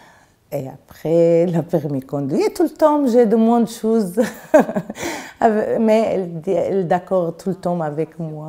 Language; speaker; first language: French; non-native, learner; Arabic